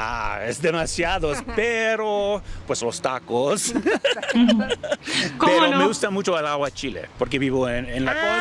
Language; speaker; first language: Spanish; early bilingual, heritage; Spanish